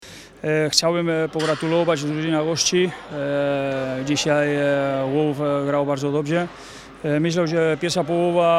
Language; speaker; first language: Polish; non-native, learner; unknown